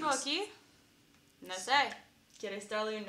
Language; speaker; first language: Spanish; non-native, learner; English